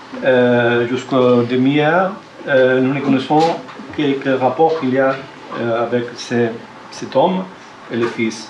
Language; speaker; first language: French; non-native, fluent; Spanish